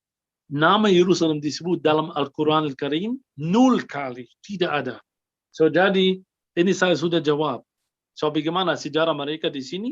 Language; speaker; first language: Indonesian; non-native, fluent; Arabic